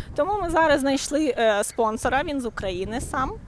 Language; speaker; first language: Ukrainian; native; Ukrainian